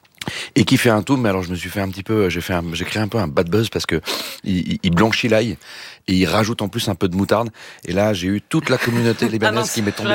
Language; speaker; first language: French; native; French